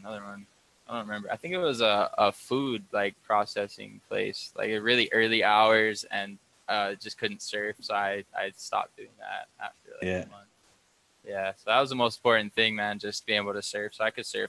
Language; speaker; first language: English; native; English